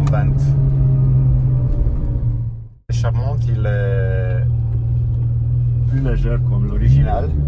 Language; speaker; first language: French; non-native, fluent; Romanian